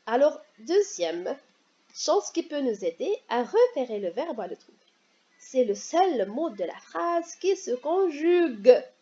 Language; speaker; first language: French; non-native, local second language; Arabic